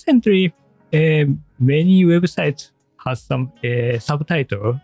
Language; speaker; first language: English; non-native, learner; Japanese